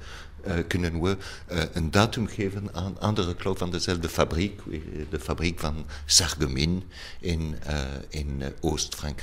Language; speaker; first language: Dutch; non-native, learner; French